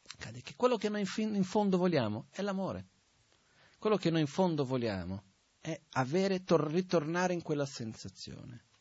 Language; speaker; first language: Italian; non-native, fluent; Portuguese